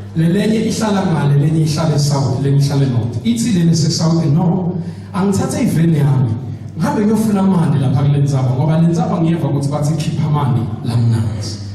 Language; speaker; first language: Zulu; non-native, local second language; Swati